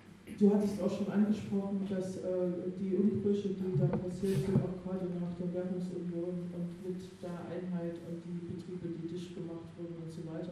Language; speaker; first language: German; native; German